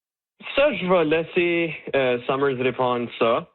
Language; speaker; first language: French; native; French